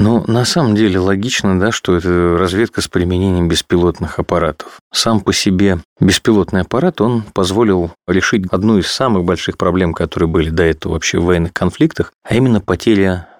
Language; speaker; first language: Russian; native; Russian